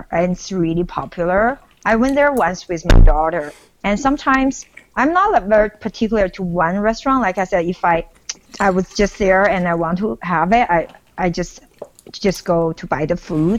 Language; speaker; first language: English; non-native, fluent; Chinese